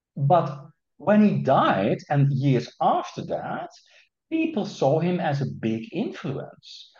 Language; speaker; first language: English; non-native, fluent; Dutch